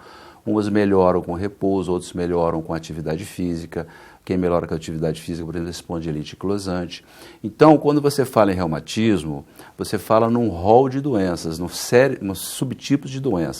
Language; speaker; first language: Portuguese; native; Portuguese